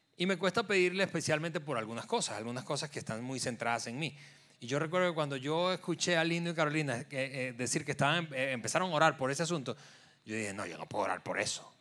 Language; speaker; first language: Spanish; native; Spanish